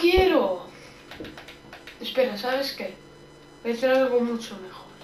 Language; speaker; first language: Spanish; native; Spanish